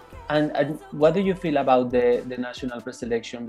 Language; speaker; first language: English; non-native, learner; Spanish